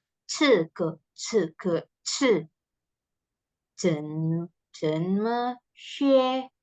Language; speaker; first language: Chinese; non-native, learner; Indonesian